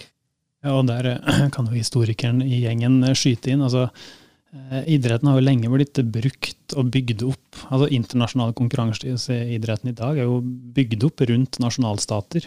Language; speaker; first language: Norwegian; native; Norwegian